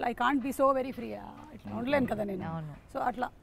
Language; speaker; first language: Telugu; native; Telugu